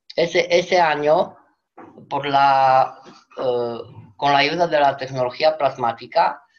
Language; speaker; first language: Spanish; non-native, fluent; Romanian